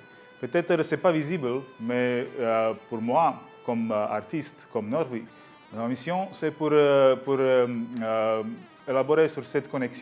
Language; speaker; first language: French; non-native, learner; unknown